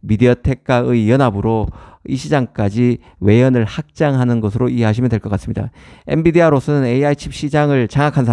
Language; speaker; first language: Korean; native; Korean